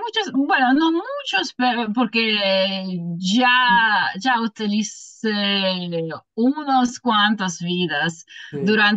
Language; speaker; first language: Spanish; non-native, learner; English